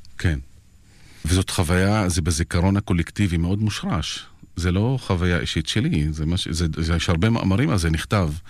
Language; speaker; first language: Hebrew; non-native, local second language; Arabic